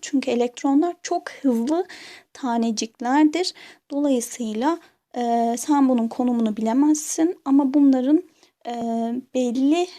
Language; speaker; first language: Turkish; native; Turkish